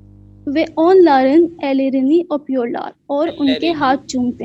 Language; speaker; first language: Turkish; non-native, learner; Urdu